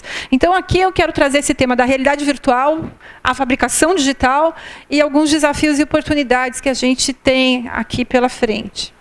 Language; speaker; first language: Portuguese; native; Portuguese